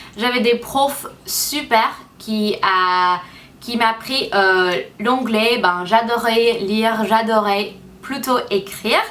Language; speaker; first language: French; non-native, fluent; English